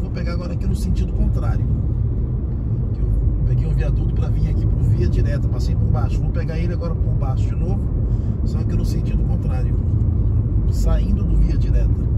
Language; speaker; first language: Portuguese; native; Portuguese